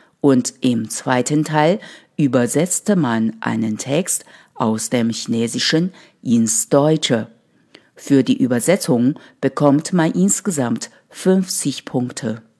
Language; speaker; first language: German; non-native, fluent; Chinese